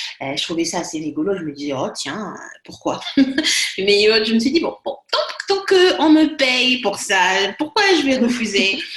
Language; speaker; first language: French; non-native, local second language; Lingala